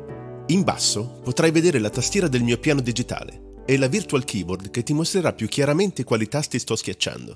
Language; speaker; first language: Italian; native; Italian